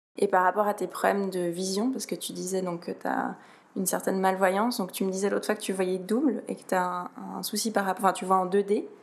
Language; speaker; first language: French; native; French